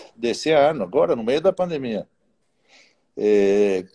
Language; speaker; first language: Portuguese; non-native, fluent; Italian